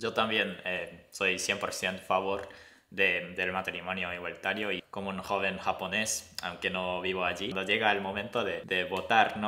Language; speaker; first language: Spanish; non-native, fluent; Japanese